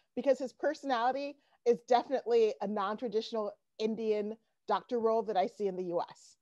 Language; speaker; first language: English; native; English